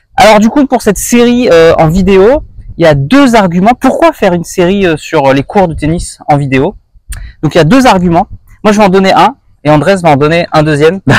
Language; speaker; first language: French; native; French